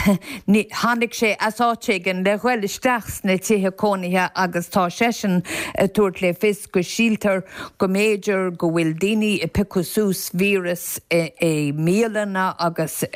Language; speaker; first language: Irish; native; Irish